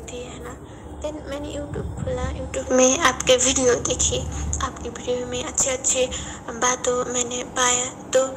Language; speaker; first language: Hindi; non-native, learner; Nepali